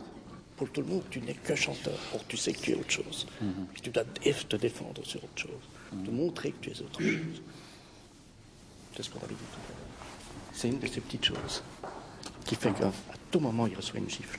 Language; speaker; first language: French; native; French